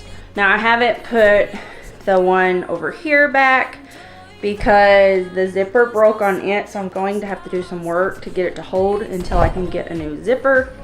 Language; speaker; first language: English; native; English